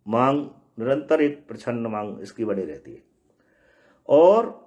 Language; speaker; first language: Hindi; native; Hindi